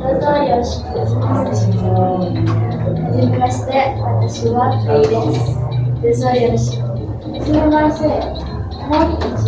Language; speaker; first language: Japanese; non-native, learner; Indonesian